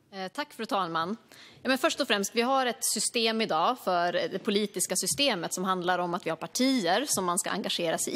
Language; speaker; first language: Swedish; native; Swedish